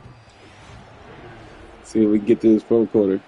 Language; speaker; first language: English; native; English